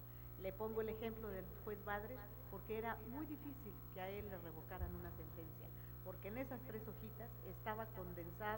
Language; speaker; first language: Spanish; native; Spanish